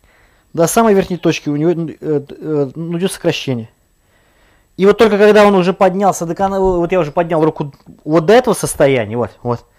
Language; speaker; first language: Russian; native; Russian